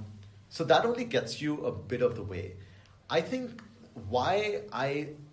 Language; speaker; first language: English; non-native, local second language; Bangla